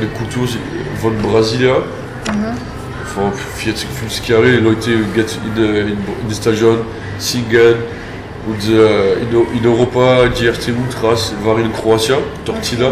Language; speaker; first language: German; non-native, learner; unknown